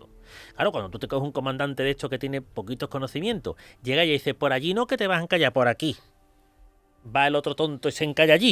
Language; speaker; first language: Spanish; native; Spanish